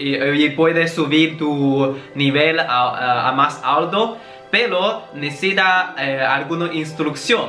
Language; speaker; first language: Spanish; non-native, learner; Chinese